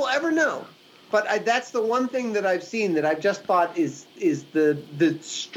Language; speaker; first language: English; native; English